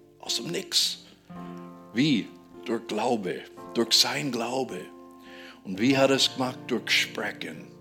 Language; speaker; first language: German; non-native, fluent; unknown